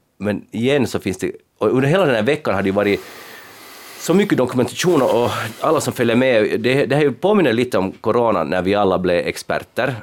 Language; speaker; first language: Swedish; native; Swedish